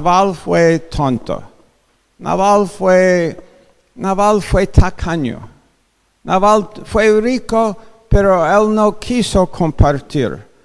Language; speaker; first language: Spanish; non-native, fluent; English